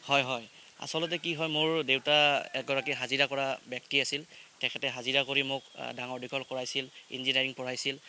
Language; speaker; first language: Assamese; native; Assamese